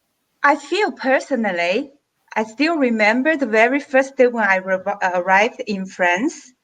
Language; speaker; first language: English; non-native, fluent; Chinese